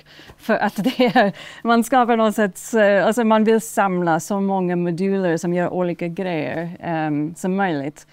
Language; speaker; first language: Swedish; non-native, fluent; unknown